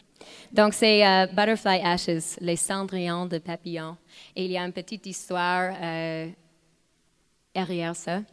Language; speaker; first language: French; non-native, fluent; English